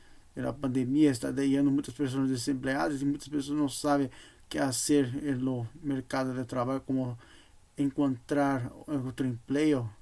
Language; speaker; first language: Portuguese; non-native, learner; Spanish